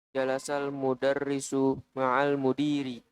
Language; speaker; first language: Arabic; non-native, learner; Indonesian